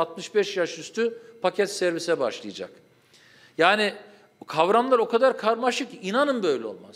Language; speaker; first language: Turkish; native; Turkish